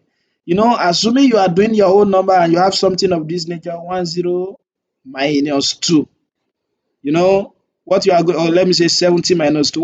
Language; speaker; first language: English; non-native, local second language; Yoruba